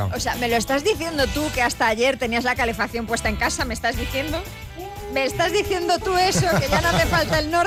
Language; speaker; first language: Spanish; native; Spanish